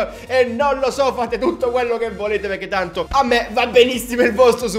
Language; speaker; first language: Italian; native; Italian